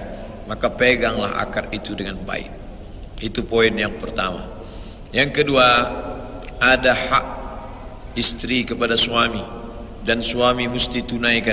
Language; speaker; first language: Indonesian; native; Indonesian